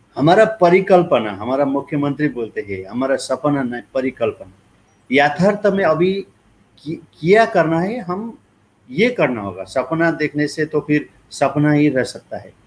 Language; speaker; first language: Hindi; non-native, local second language; Nepali